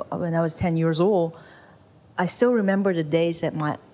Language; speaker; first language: English; non-native, local second language; Cantonese